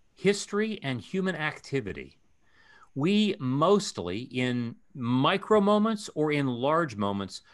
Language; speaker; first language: English; native; English